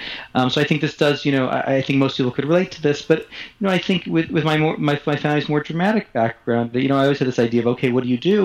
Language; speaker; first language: English; native; English